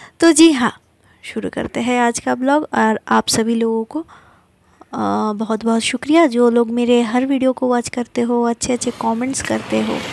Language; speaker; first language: Hindi; non-native, local second language; Bangla